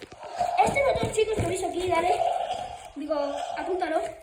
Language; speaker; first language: Spanish; native; Spanish